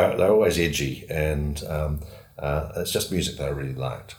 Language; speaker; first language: English; native; English